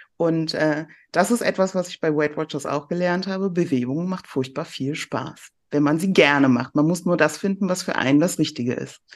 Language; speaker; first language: German; early bilingual, other home language; Persian